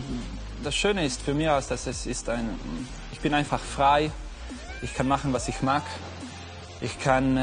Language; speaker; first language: German; non-native, fluent; Italian